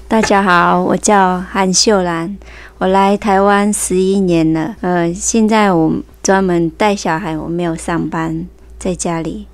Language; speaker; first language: Chinese; early bilingual, heritage; Chinese